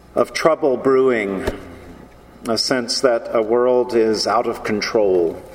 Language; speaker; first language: English; native; English